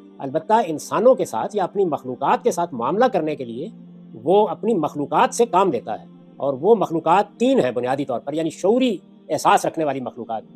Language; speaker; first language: Urdu; non-native, local second language; Punjabi